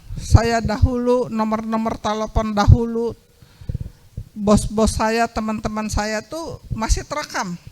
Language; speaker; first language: Indonesian; non-native, local second language; Sundanese